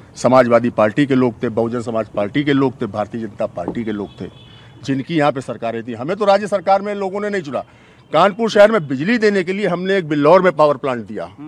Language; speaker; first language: Hindi; native; Hindi